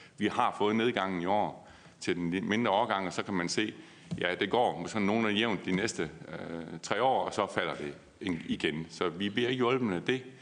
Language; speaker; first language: Danish; native; Danish